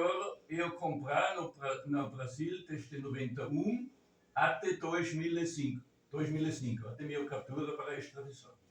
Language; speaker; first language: Portuguese; non-native, learner; German